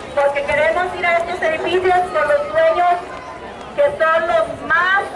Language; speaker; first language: Spanish; native; Spanish